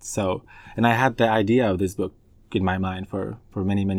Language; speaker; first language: English; non-native, fluent; Finnish